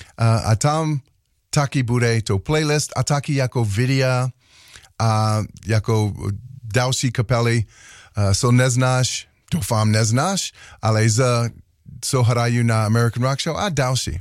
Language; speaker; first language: Czech; non-native, learner; English